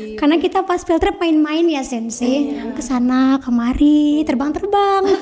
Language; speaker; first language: Indonesian; native; Indonesian